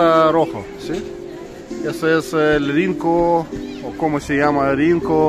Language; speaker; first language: Spanish; non-native, learner; Russian